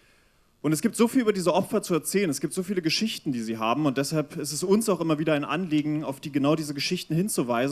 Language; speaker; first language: German; native; German